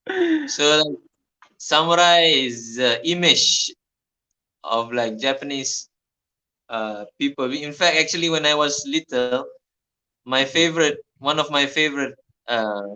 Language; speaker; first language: English; non-native, fluent; Malay